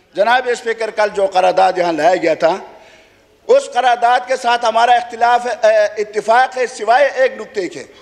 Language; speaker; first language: Urdu; non-native, local second language; Khowar